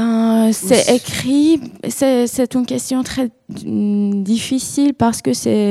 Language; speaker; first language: French; non-native, learner; Persian